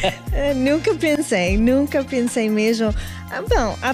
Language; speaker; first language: Portuguese; non-native, fluent; English